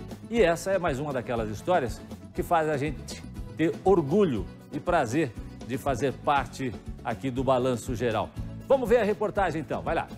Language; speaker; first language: Portuguese; native; Portuguese